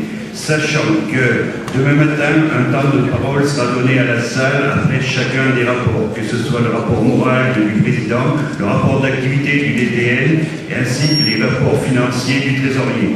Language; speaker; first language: French; native; French